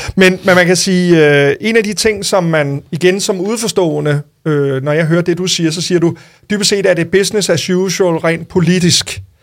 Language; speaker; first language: Danish; native; Danish